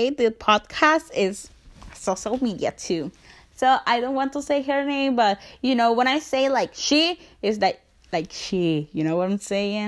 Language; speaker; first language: English; non-native, learner; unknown